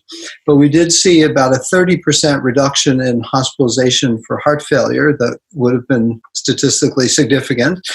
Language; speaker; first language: English; native; English